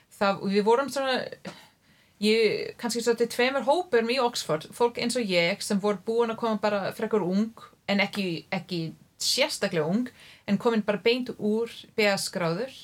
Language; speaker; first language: Icelandic; non-native, fluent; English